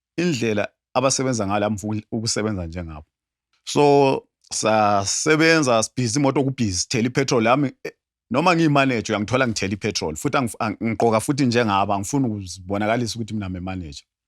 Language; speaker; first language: Zulu; native; Zulu